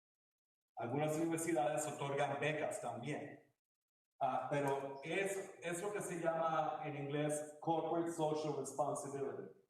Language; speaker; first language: Spanish; early bilingual, heritage; Spanish